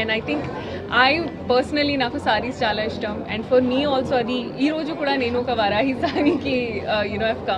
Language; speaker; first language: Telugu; non-native, learner; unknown